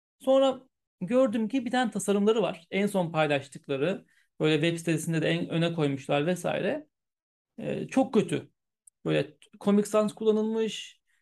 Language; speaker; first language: Turkish; early bilingual, heritage; Turkish